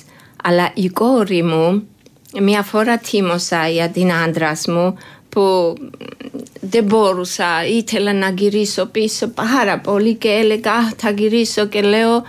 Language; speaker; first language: Greek; non-native, learner; Georgian